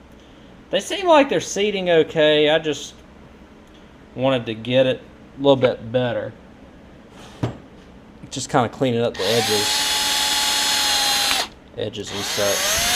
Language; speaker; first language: English; native; English